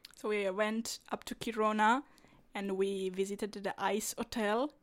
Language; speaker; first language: English; non-native, fluent; Italian